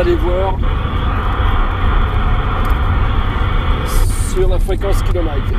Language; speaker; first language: French; native; French